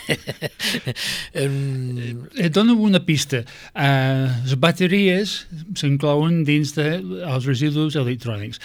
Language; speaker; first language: Catalan; non-native, fluent; English